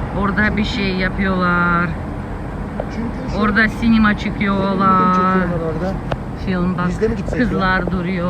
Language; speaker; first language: Turkish; non-native, learner; Russian